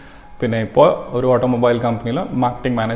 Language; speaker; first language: Malayalam; early bilingual, heritage; Malayalam